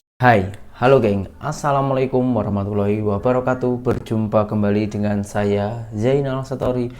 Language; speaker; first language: Indonesian; native; Indonesian